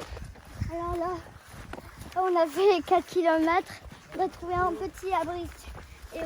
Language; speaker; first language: French; early bilingual, heritage; French